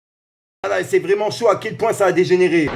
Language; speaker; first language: French; native; French